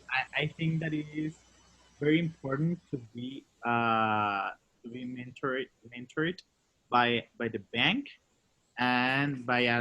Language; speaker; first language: English; non-native, learner; Spanish